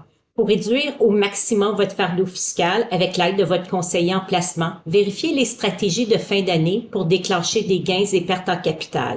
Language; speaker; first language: French; native; French